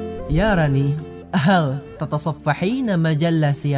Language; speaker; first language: Arabic; non-native, fluent; Indonesian